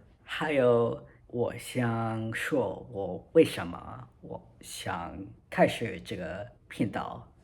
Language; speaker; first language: Chinese; non-native, learner; English